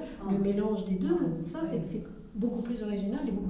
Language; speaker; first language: French; native; French